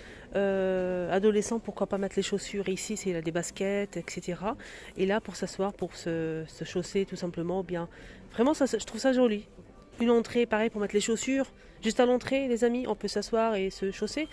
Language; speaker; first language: French; native; French